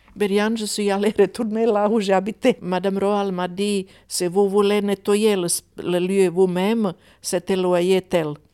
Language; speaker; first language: French; non-native, fluent; Croatian